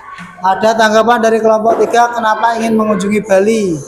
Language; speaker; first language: Indonesian; native; Indonesian